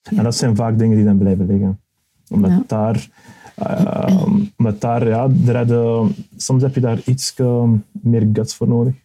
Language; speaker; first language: Dutch; early bilingual, other home language; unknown